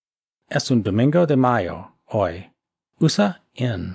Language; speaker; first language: Spanish; non-native, fluent; English